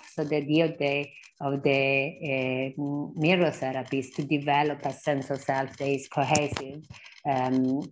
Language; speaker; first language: English; non-native, fluent; Italian